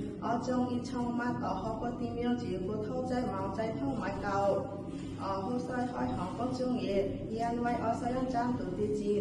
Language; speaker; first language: Cantonese; non-native, learner; Bangla